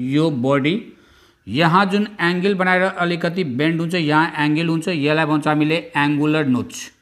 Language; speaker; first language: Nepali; non-native, local second language; Bhojpuri